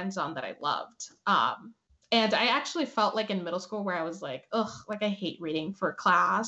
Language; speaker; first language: English; early bilingual, other home language; Spanish